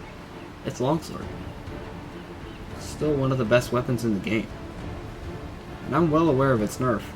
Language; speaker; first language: English; native; English